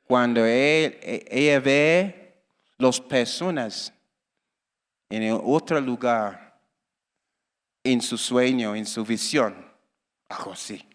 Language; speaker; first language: Spanish; non-native, learner; English